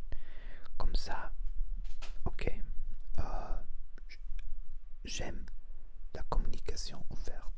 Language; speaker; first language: French; non-native, learner; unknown